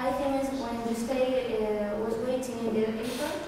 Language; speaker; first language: English; non-native, learner; Spanish